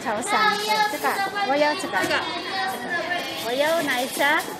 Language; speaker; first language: Chinese; non-native, learner; Filipino